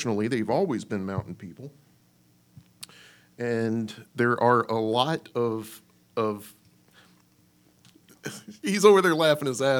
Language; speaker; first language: English; native; English